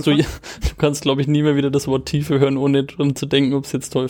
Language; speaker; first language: German; native; German